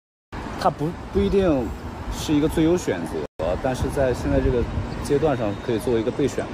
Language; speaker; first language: Chinese; native; Chinese